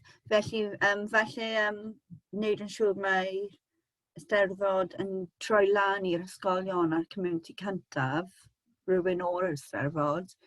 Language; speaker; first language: Welsh; non-native, local second language; English